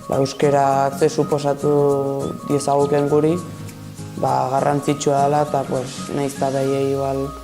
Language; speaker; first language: Basque; native; Basque